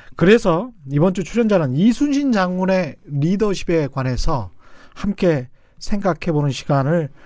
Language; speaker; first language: Korean; native; Korean